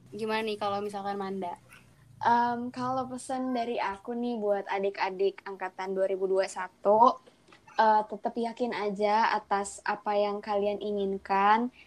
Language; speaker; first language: Indonesian; native; Indonesian